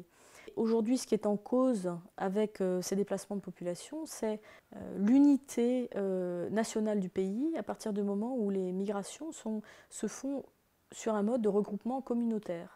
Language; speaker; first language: French; native; French